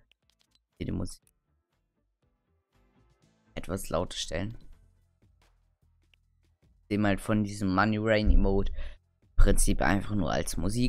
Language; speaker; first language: German; native; German